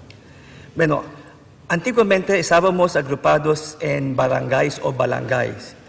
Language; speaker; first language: Spanish; non-native, fluent; Filipino